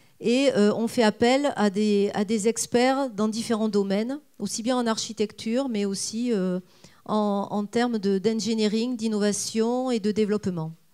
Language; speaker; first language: French; native; French